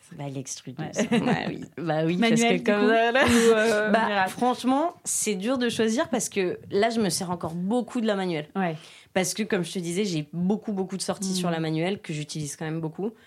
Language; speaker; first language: French; native; French